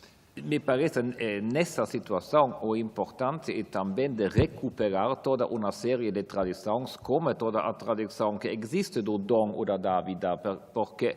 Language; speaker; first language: Portuguese; non-native, fluent; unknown